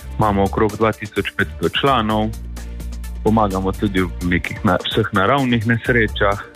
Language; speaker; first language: Slovenian; native; Slovenian